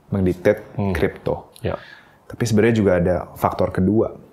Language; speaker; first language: Indonesian; native; Indonesian